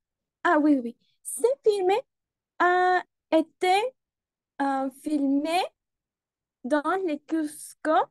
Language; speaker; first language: French; non-native, learner; Spanish